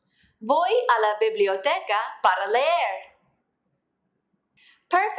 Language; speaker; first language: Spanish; non-native, fluent; English